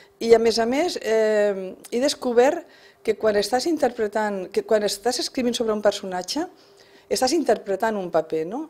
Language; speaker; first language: Catalan; non-native, local second language; Spanish